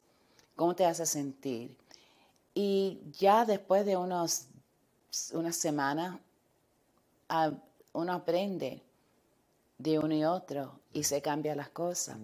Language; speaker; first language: Spanish; early bilingual, heritage; Spanish